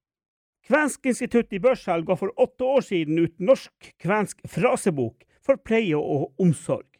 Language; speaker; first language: Norwegian; native; Norwegian